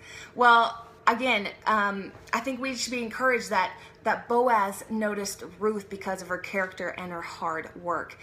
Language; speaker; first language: English; native; English